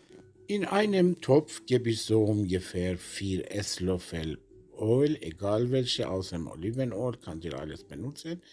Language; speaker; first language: German; non-native, learner; Persian